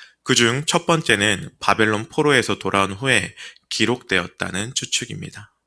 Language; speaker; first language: Korean; native; Korean